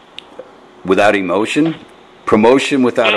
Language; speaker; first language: English; native; English